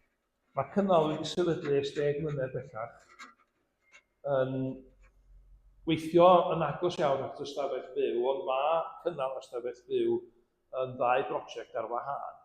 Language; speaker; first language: Welsh; native; Welsh